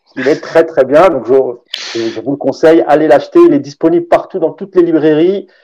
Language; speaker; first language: French; native; French